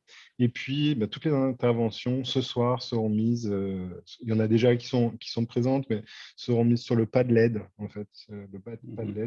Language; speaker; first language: French; native; French